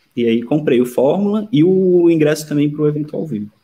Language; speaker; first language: Portuguese; native; Portuguese